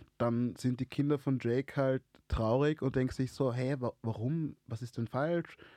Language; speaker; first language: German; early bilingual, other home language; Swahili